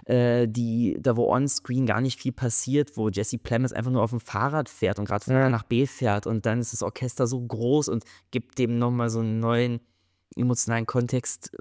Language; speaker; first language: German; native; German